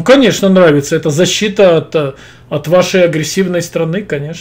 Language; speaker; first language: Russian; native; Russian